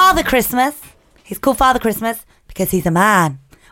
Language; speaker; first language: English; native; English